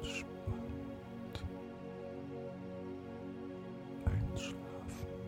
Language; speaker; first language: German; native; German